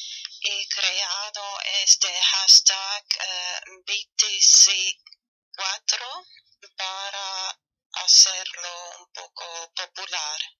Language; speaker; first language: Spanish; non-native, learner; German